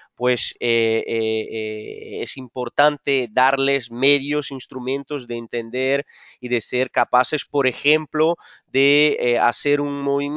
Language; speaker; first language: Spanish; non-native, fluent; Portuguese